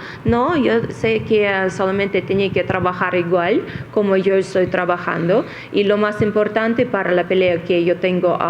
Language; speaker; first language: Spanish; non-native, fluent; Russian